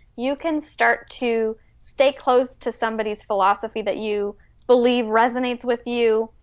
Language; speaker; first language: English; early bilingual, other home language; Spanish